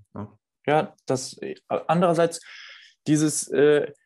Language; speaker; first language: German; native; German